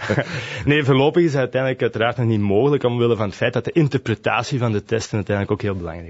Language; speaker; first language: Dutch; native; Dutch